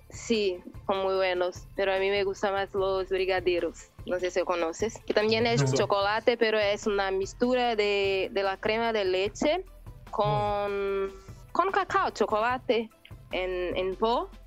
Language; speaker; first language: Spanish; non-native, learner; Portuguese